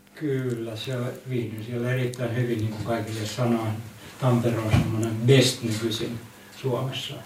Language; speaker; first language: Finnish; native; Finnish